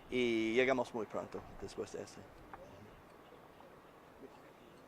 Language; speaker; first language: Spanish; non-native, learner; English